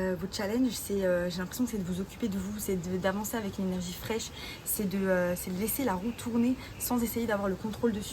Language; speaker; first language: French; native; French